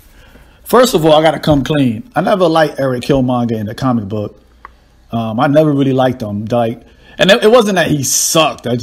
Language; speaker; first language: English; native; English